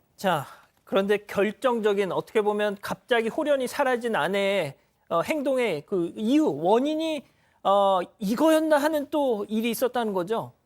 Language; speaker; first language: Korean; native; Korean